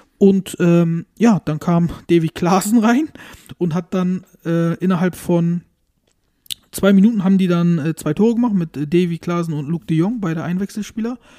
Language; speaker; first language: German; early bilingual, other home language; Turkish